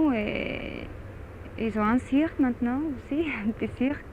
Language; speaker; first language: French; non-native, fluent; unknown